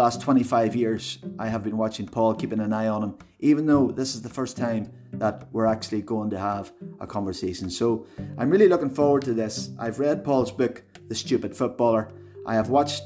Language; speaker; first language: English; native; English